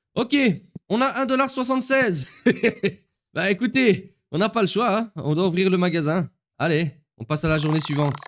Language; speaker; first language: French; native; French